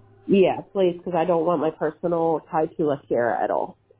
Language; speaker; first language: English; early bilingual, other home language; Spanish